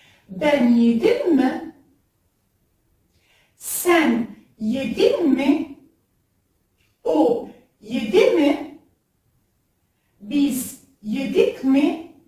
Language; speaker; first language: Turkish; non-native, fluent; French